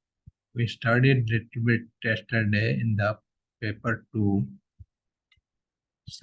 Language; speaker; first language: English; non-native, local second language; Odia